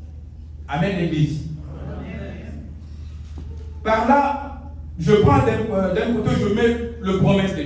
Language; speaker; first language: French; non-native, local second language; Lingala